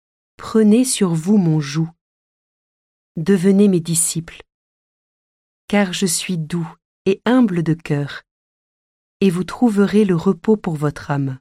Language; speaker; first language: French; native; French